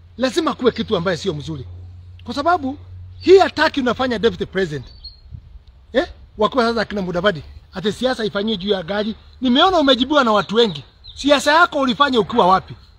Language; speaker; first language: Swahili; native; Swahili